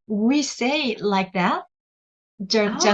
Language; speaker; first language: English; non-native, learner; Korean